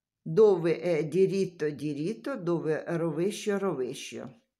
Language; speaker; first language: Italian; non-native, learner; Russian